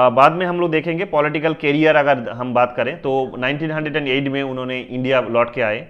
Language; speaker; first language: Hindi; non-native, local second language; Bangla